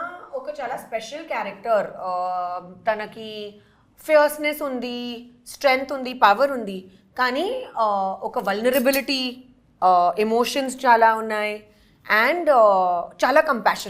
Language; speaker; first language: Telugu; non-native, learner; Hindi